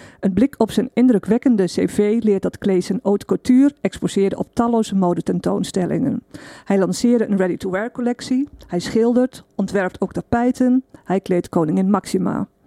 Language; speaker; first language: Dutch; native; Dutch